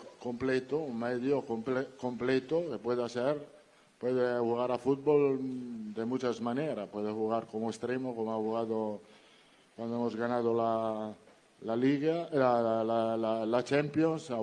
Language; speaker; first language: Spanish; non-native, fluent; Italian